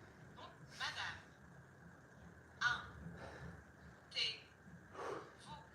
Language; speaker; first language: French; non-native, learner; Spanish